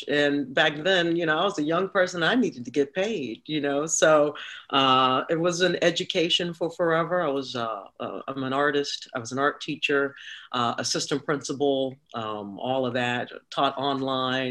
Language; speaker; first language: English; native; English